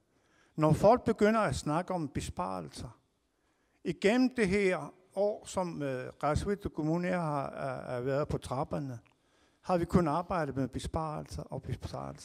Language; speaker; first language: Danish; non-native, local second language; Kalaallisut